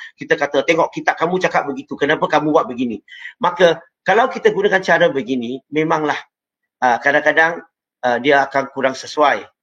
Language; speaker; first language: Malay; non-native, local second language; Chinese